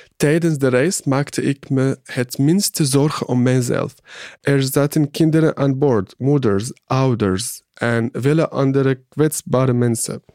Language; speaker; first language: Dutch; non-native, fluent; Arabic